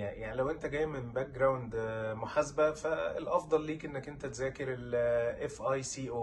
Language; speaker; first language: Arabic; native; Arabic